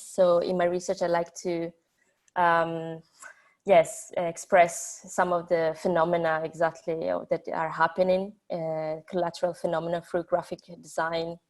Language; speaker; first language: English; non-native, fluent; Italian